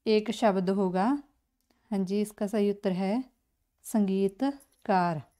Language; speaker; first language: Hindi; non-native, local second language; Punjabi